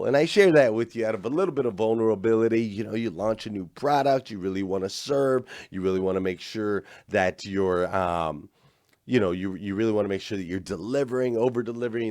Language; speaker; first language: English; native; English